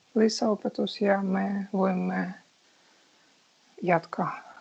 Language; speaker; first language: Finnish; non-native, learner; Russian